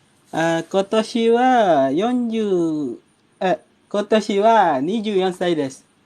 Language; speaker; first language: Japanese; non-native, learner; Malay